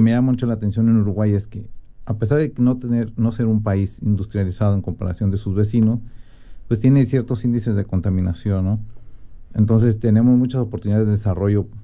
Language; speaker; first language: Spanish; native; Spanish